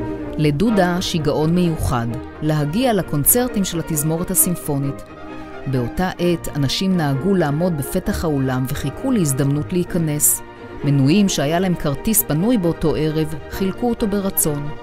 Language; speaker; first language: Hebrew; native; Hebrew